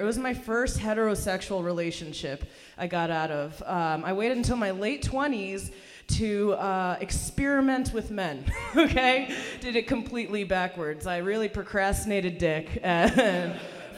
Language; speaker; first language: English; early bilingual, other home language; Persian